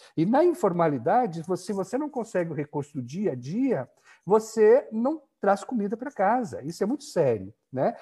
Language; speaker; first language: Portuguese; native; Portuguese